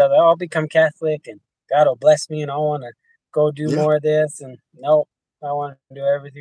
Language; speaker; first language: English; native; English